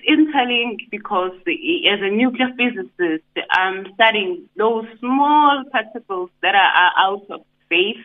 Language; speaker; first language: English; non-native, local second language; Zulu